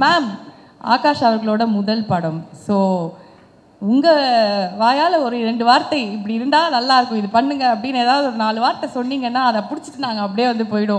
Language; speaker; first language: Tamil; native; Tamil